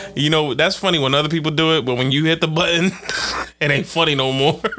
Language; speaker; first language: English; native; English